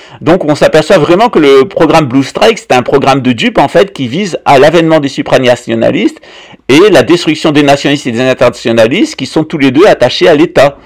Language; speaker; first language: French; native; French